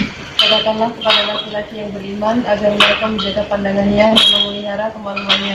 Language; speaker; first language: Indonesian; native; Indonesian